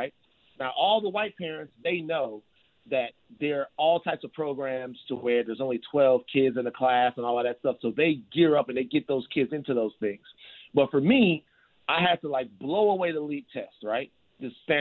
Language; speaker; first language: English; native; English